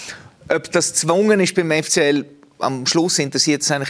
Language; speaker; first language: German; native; German